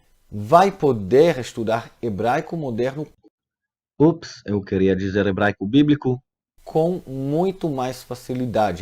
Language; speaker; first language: Portuguese; non-native, fluent; Hebrew